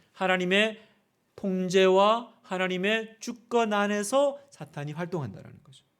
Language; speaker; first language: Korean; native; Korean